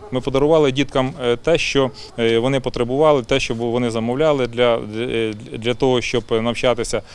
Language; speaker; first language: Ukrainian; native; Ukrainian